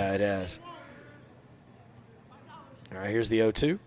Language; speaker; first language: English; native; English